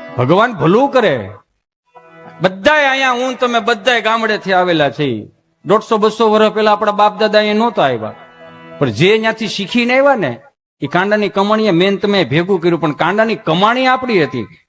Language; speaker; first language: Gujarati; native; Gujarati